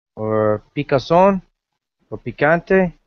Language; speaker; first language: Spanish; non-native, learner; English